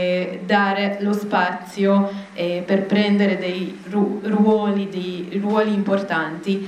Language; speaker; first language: Italian; non-native, fluent; Hebrew